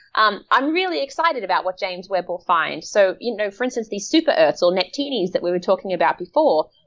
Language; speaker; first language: English; native; English